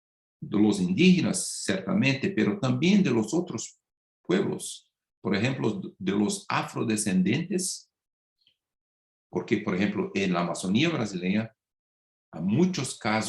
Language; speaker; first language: Spanish; non-native, fluent; Portuguese